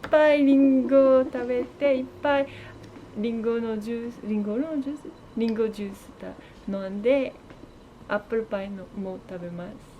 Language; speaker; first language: Japanese; non-native, learner; French